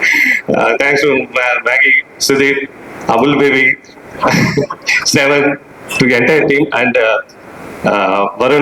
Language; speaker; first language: Telugu; non-native, fluent; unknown